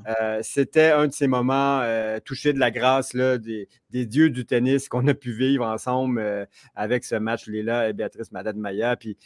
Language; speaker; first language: French; native; French